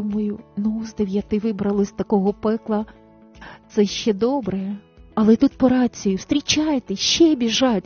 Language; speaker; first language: Ukrainian; native; Ukrainian